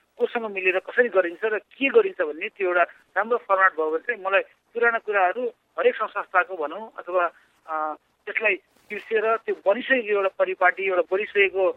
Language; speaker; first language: Nepali; native; Nepali